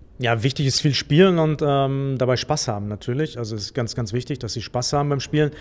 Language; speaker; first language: German; native; German